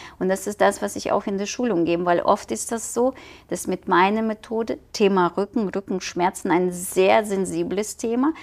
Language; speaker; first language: German; non-native, fluent; Ukrainian